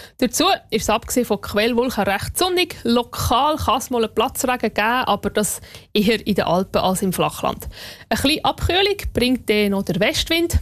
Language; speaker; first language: German; native; German